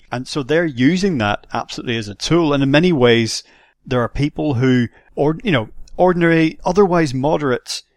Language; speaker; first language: English; native; English